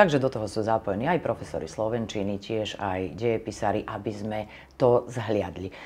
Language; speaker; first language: Slovak; native; Slovak